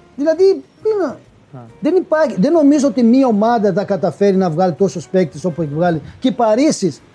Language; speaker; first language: Greek; non-native, fluent; Portuguese